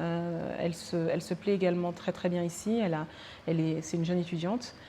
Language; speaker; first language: French; early bilingual, other home language; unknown